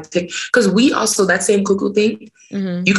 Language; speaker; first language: English; native; English